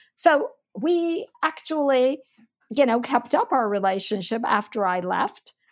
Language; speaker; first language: English; non-native, fluent; Armenian